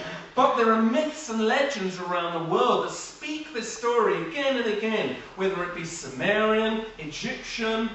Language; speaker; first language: English; native; English